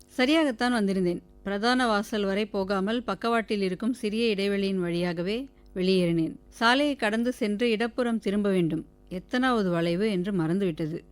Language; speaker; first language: Tamil; native; Tamil